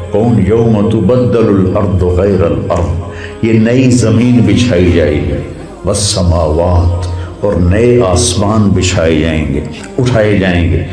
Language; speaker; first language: Urdu; non-native, local second language; Punjabi